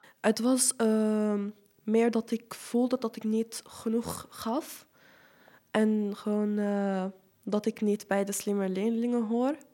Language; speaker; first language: Dutch; non-native, fluent; Arabic